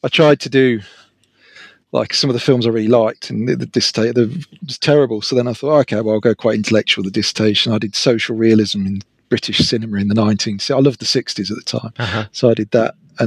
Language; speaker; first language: English; native; English